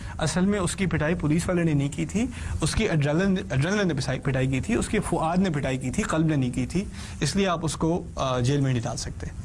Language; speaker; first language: Urdu; early bilingual, heritage; Urdu